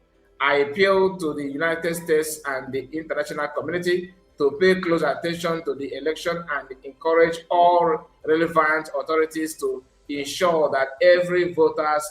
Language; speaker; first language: English; non-native, local second language; Igbo